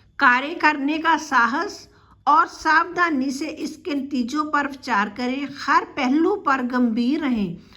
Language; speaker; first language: Hindi; non-native, local second language; Punjabi